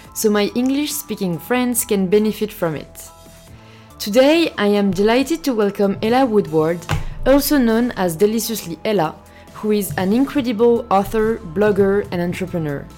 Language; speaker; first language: English; non-native, fluent; French